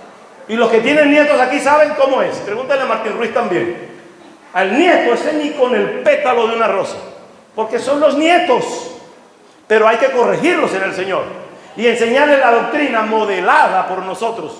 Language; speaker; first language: Spanish; native; Spanish